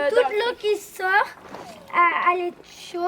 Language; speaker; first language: French; early bilingual, heritage; French